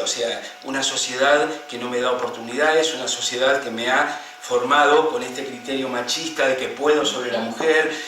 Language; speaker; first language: Spanish; native; Spanish